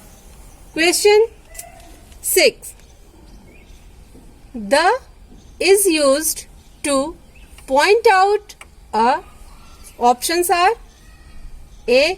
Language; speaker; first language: English; non-native, local second language; Hindi